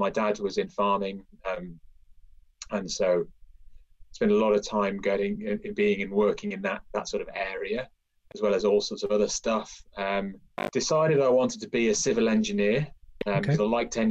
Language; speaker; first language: English; native; English